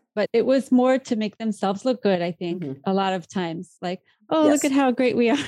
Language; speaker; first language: English; native; English